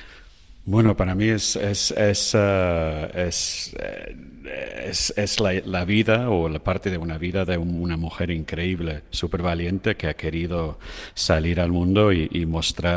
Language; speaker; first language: Spanish; non-native, fluent; English